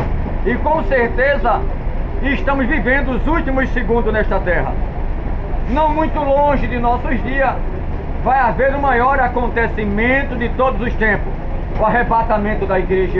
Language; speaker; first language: Portuguese; native; Portuguese